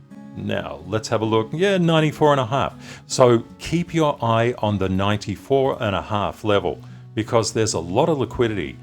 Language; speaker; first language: English; native; English